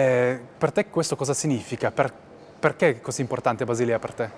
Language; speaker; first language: Italian; non-native, local second language; German